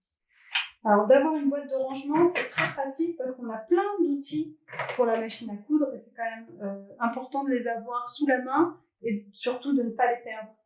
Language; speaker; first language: French; native; French